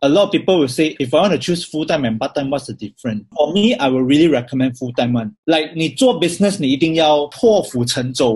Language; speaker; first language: English; non-native, local second language; Chinese